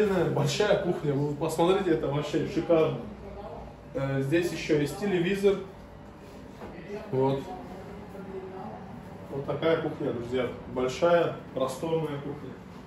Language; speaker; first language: Russian; non-native, fluent; Turkish